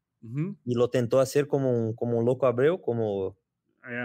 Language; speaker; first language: Spanish; non-native, learner; Portuguese